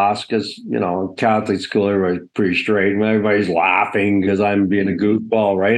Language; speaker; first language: English; native; English